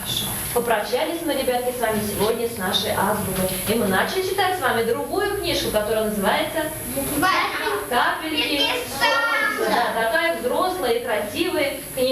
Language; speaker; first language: Russian; non-native, local second language; Bashkir